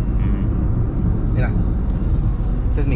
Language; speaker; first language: Spanish; native; Spanish